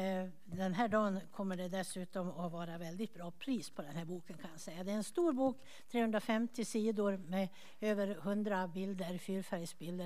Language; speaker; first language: Swedish; native; Swedish